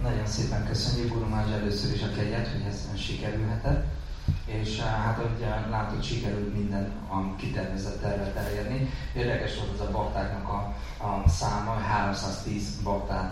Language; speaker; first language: Hungarian; native; Hungarian